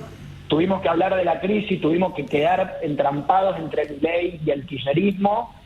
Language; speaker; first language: Spanish; native; Spanish